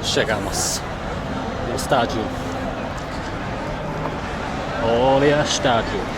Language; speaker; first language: Portuguese; non-native, learner; English